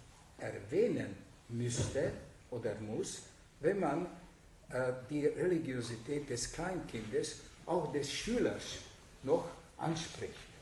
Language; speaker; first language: German; non-native, fluent; Hungarian